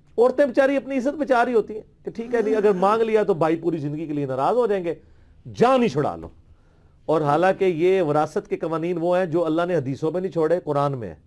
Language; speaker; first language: Urdu; non-native, local second language; Punjabi